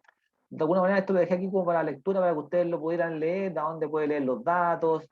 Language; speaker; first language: Spanish; native; Spanish